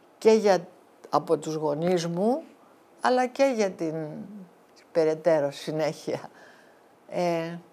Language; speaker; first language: Greek; early bilingual, heritage; Greek